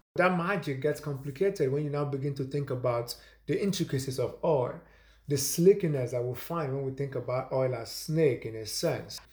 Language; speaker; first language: English; non-native, local second language; Igbo